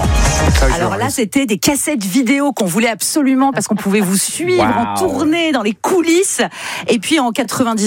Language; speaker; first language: French; native; French